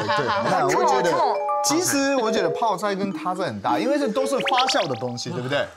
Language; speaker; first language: Chinese; non-native, fluent; Japanese